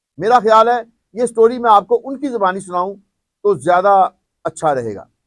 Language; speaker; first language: Urdu; non-native, local second language; Punjabi